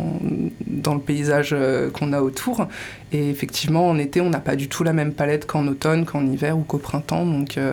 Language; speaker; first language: French; native; French